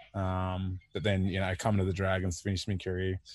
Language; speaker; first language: English; native; English